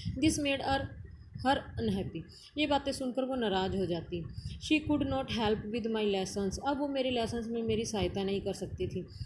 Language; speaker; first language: Hindi; native; Hindi